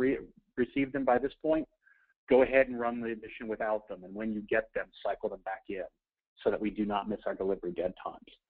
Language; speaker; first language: English; native; English